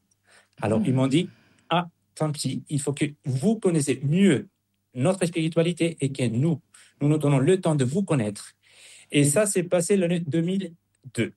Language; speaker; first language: French; non-native, fluent; Spanish